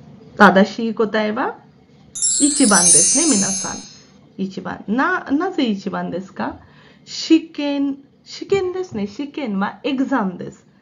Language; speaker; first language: Japanese; non-native, fluent; Hindi